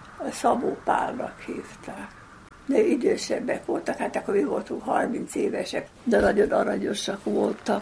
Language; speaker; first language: Hungarian; native; Hungarian